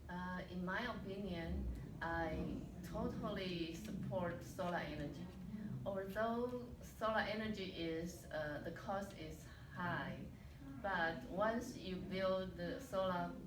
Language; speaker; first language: English; non-native, learner; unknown